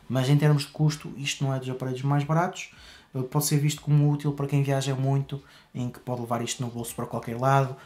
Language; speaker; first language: Portuguese; native; Portuguese